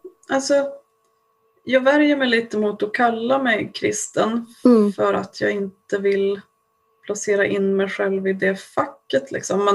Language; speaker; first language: Swedish; native; Swedish